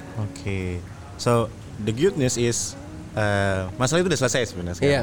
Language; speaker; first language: Indonesian; early bilingual, heritage; Dutch